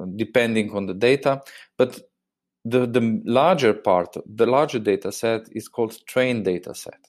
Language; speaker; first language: English; non-native, fluent; Slovenian